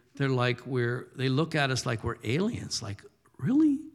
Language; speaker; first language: English; early bilingual, other home language; German